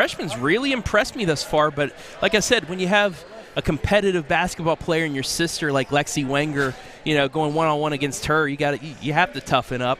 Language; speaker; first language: English; native; English